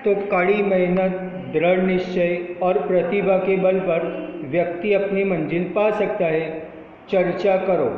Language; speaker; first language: Hindi; non-native, local second language; Gujarati